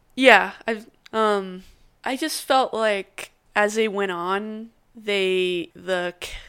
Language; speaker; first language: English; native; English